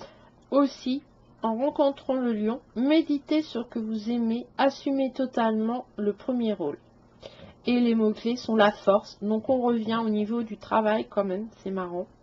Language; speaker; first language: French; native; French